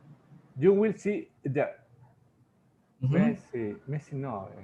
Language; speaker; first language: English; non-native, learner; Spanish